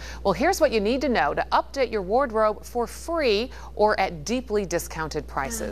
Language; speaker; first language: English; native; English